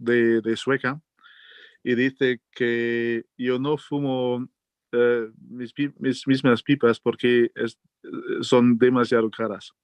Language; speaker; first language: Spanish; non-native, fluent; German